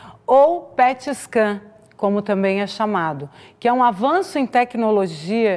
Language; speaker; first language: Portuguese; native; Portuguese